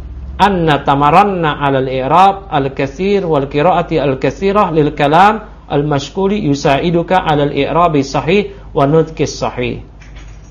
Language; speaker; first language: Arabic; non-native, fluent; Indonesian